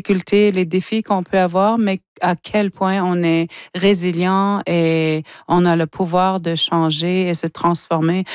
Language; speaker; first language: French; non-native, local second language; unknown